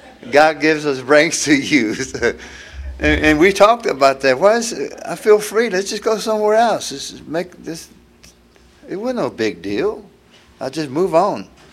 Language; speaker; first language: English; early bilingual, other home language; Spanish